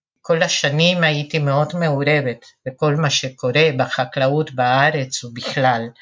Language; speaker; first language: Hebrew; non-native, fluent; Spanish